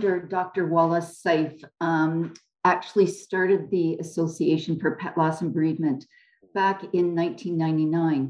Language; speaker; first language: English; native; English